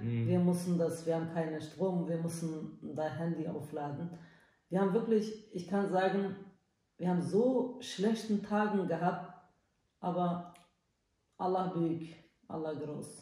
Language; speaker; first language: German; non-native, learner; Turkish